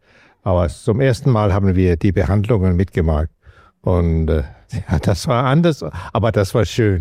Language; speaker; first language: German; non-native, learner; Danish